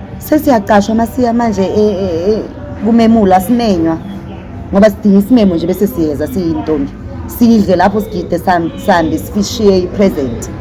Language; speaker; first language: Zulu; native; Zulu